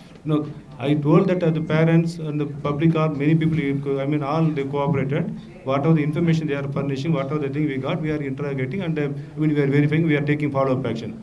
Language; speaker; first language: English; non-native, local second language; Tamil